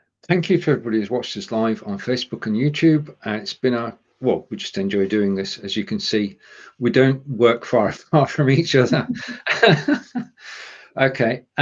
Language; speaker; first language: English; native; English